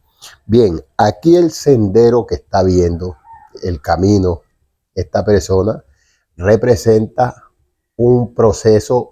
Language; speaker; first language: Spanish; native; Spanish